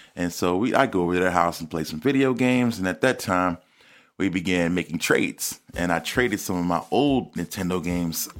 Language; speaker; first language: English; native; English